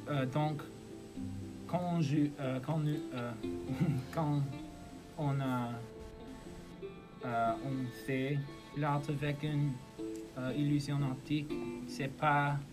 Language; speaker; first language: French; non-native, learner; English